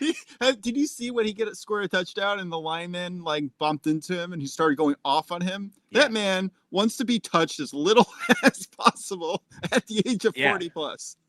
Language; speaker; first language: English; native; English